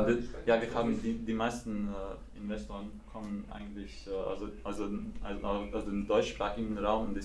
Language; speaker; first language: German; non-native, fluent; Latvian